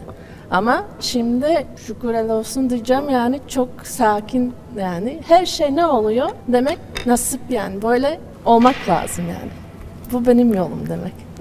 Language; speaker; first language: Turkish; non-native, learner; Latvian